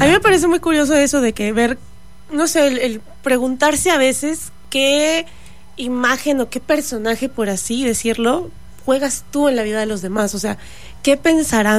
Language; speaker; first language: Spanish; native; Spanish